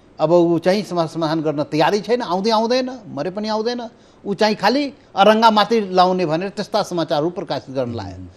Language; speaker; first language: Nepali; non-native, local second language; Maithili